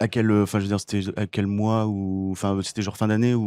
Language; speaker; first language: French; native; French